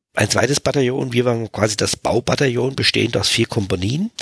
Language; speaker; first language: German; native; German